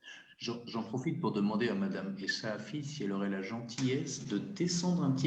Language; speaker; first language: French; native; French